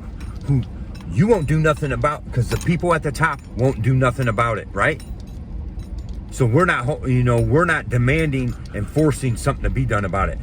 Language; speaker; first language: English; native; English